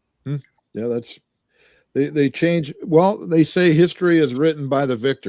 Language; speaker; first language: English; native; English